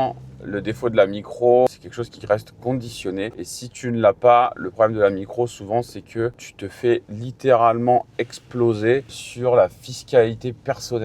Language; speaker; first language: French; native; French